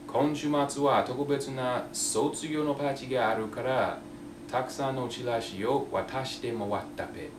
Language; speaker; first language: Japanese; non-native, learner; English